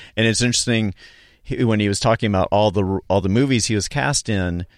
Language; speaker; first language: English; native; English